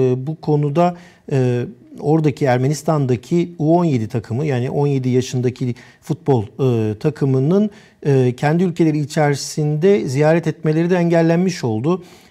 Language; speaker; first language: Turkish; native; Turkish